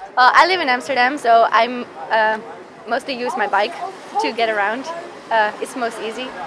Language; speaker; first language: English; non-native, fluent; Italian